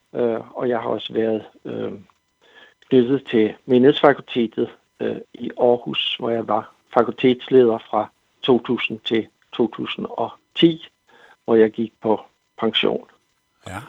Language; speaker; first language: Danish; native; Danish